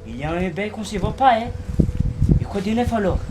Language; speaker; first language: French; non-native, local second language; Malagasy